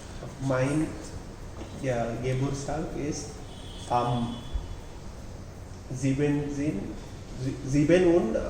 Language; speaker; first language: German; non-native, learner; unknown